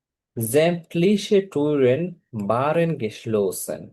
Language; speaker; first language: German; non-native, fluent; Bangla